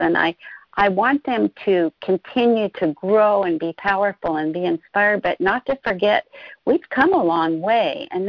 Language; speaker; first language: English; native; English